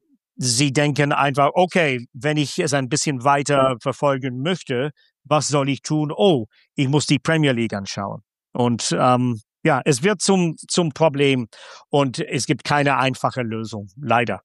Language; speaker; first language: German; non-native, fluent; English